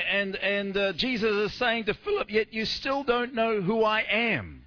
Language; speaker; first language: English; native; English